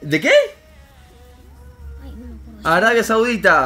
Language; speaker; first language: Spanish; native; Spanish